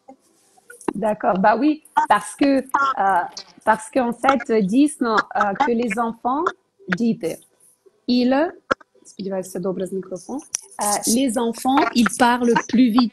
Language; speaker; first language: French; non-native, fluent; Ukrainian